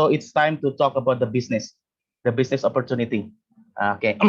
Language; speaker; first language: English; non-native, learner; Indonesian